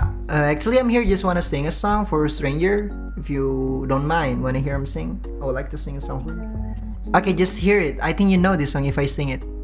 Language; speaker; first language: English; non-native, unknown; Indonesian